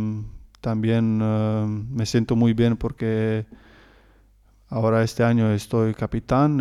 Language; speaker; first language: Spanish; non-native, learner; Croatian